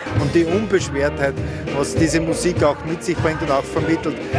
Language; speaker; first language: German; native; German